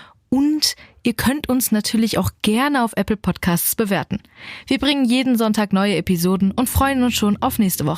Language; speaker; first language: German; native; German